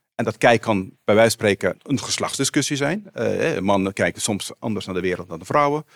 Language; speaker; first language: Dutch; non-native, local second language; Papiamento